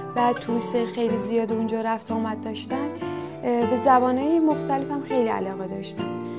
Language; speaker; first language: Persian; non-native, fluent; Turkish